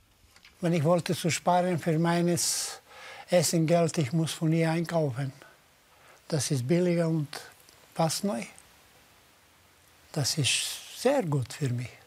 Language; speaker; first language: German; non-native, learner; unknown